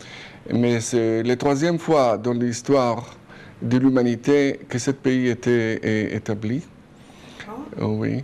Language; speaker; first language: French; non-native, fluent; Hebrew